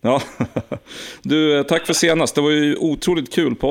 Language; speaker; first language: Swedish; native; Swedish